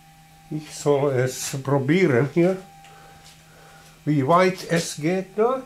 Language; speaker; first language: German; non-native, learner; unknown